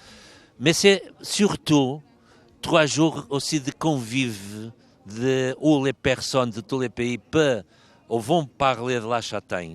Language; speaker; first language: French; non-native, fluent; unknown